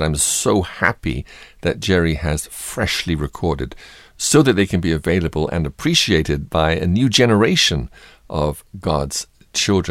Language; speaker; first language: English; native; English